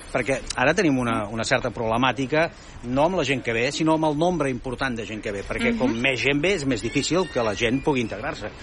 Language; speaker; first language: Catalan; native; Catalan